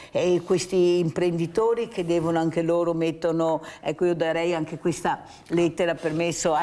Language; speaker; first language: Italian; native; Italian